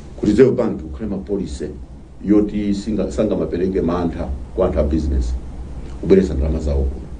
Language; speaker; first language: Nyanja; non-native, local second language; Tumbuka